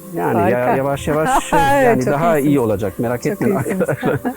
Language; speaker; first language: Turkish; non-native, learner; German